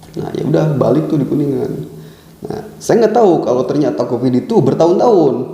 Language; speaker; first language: Indonesian; native; Indonesian